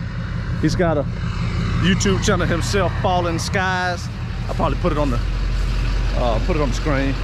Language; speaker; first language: English; native; English